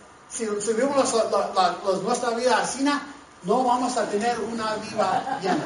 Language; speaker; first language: Spanish; non-native, learner; English